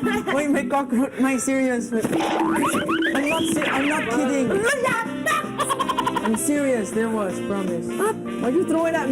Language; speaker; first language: English; non-native, local second language; Filipino